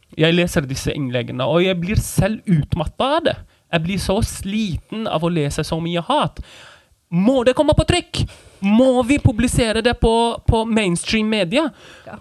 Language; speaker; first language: Norwegian; non-native, fluent; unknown